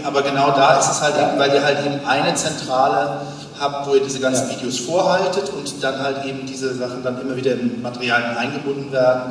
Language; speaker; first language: German; native; German